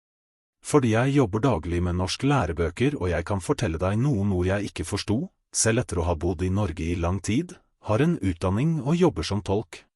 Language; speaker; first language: Norwegian; non-native, fluent; Russian